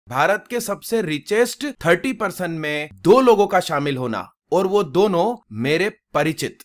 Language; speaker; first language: Hindi; non-native, local second language; Gujarati